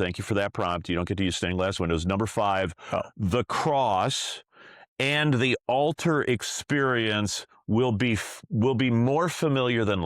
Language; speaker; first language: English; native; English